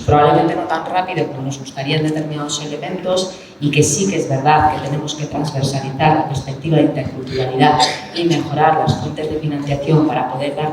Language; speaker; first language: Spanish; native; Spanish